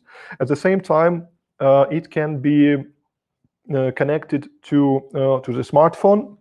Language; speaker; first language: English; non-native, fluent; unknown